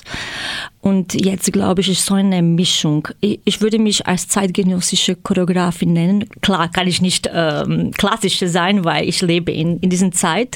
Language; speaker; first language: German; non-native, fluent; Croatian